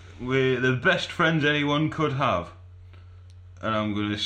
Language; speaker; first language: English; native; English